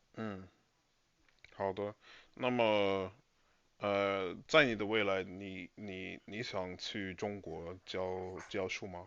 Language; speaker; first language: Chinese; non-native, fluent; English